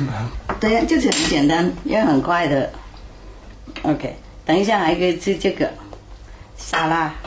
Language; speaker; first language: Chinese; non-native, fluent; Vietnamese